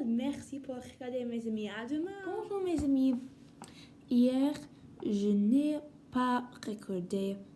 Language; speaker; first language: French; non-native, learner; English